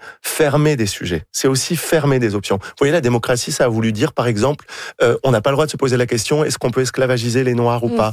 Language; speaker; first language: French; native; French